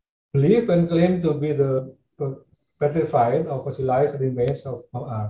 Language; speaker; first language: English; non-native, fluent; Indonesian